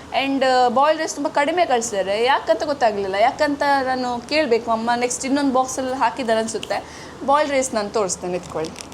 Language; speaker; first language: Kannada; native; Kannada